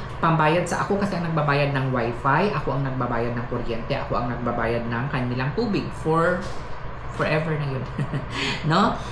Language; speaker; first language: Filipino; non-native, local second language; Cebuano